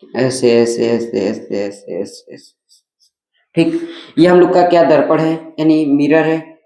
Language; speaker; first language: Hindi; native; Hindi